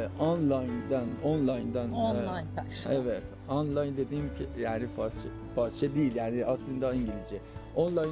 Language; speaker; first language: Turkish; non-native, fluent; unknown